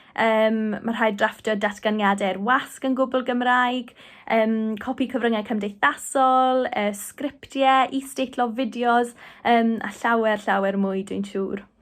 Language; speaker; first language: Welsh; non-native, local second language; English